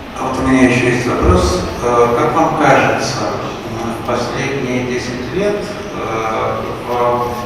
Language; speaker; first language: Russian; native; Russian